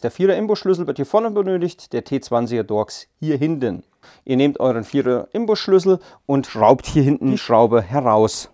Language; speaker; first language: German; native; German